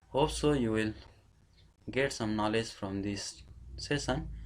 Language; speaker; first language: English; non-native, local second language; Nepali